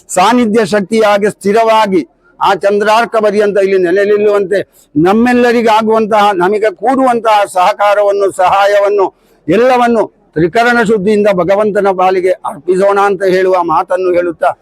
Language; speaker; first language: Kannada; native; Kannada